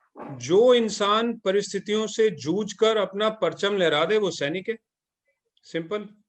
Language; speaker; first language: Hindi; native; Hindi